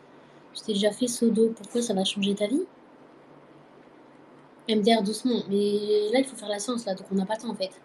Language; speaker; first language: French; native; French